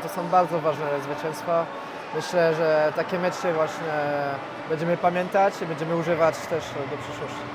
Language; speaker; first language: Polish; non-native, fluent; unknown